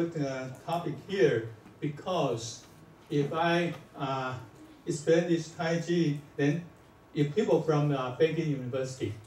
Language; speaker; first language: English; non-native, fluent; Chinese